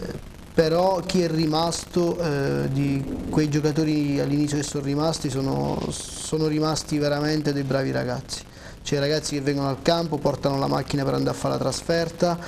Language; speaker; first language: Italian; native; Italian